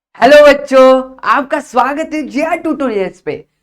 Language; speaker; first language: Hindi; non-native, local second language; Marathi